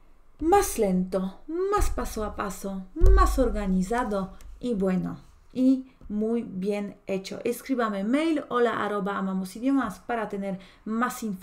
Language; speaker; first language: Spanish; non-native, fluent; Polish